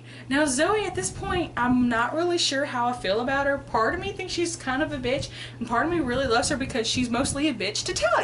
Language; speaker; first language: English; native; English